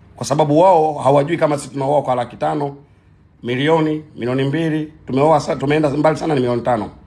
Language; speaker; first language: Swahili; native; Swahili